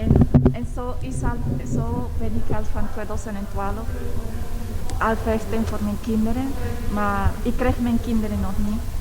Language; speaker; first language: Dutch; non-native, learner; Spanish